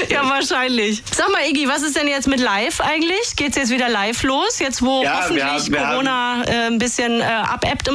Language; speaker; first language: German; native; German